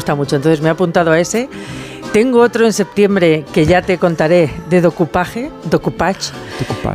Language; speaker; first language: Spanish; native; Spanish